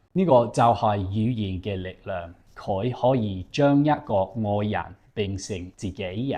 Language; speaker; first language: Cantonese; non-native, fluent; English